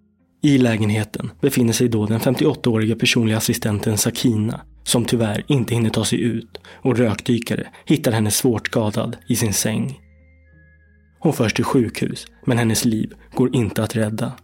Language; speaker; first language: Swedish; native; Swedish